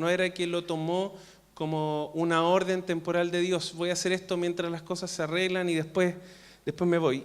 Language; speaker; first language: Spanish; native; Spanish